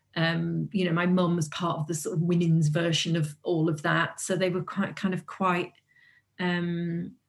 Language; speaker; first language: English; native; English